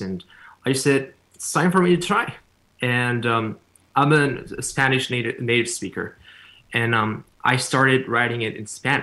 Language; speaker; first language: English; non-native, fluent; Spanish